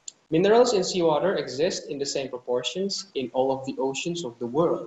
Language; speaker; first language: English; non-native, fluent; Indonesian